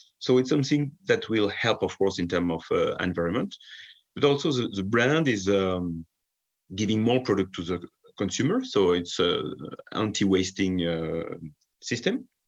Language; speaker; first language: English; non-native, fluent; French